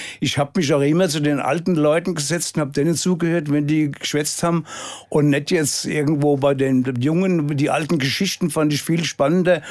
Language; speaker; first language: German; native; German